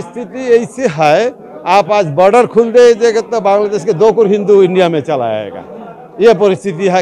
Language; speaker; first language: Hindi; non-native, learner; Bangla